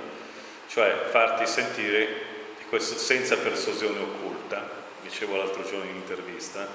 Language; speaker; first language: Italian; native; Italian